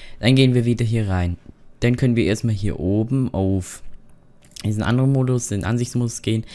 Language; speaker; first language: German; native; German